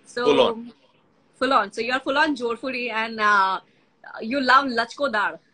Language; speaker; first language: Hindi; non-native, local second language; Gujarati